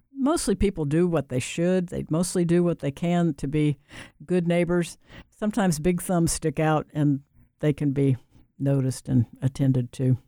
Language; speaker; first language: English; native; English